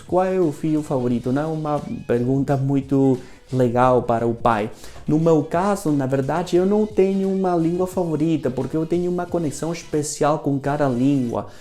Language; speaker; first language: Portuguese; non-native, fluent; Spanish